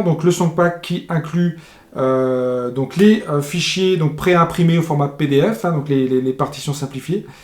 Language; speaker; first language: French; native; French